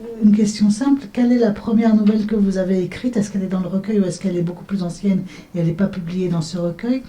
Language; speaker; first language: French; native; French